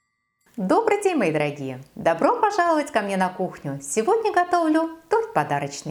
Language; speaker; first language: Russian; native; Russian